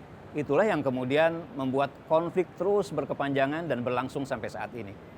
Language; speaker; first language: Indonesian; native; Indonesian